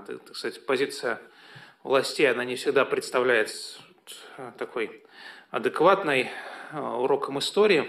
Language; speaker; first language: Russian; native; Russian